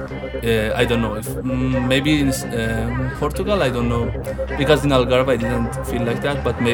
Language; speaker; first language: English; non-native, fluent; Persian